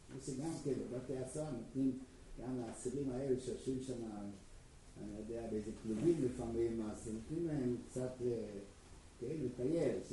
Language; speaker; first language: Hebrew; non-native, fluent; Czech